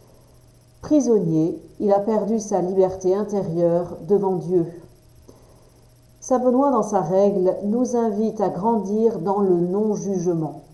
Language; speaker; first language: French; native; French